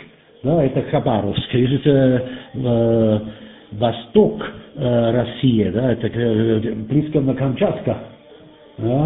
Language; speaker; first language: Russian; non-native, learner; German